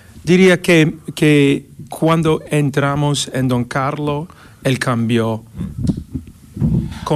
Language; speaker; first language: Spanish; non-native, fluent; English